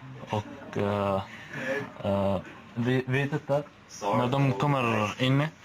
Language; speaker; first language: Swedish; non-native, learner; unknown